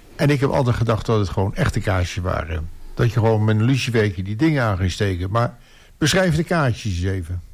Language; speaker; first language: Dutch; native; Dutch